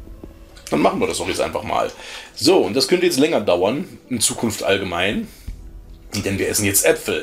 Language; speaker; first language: German; native; German